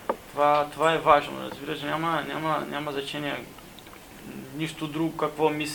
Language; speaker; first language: Bulgarian; non-native, learner; Portuguese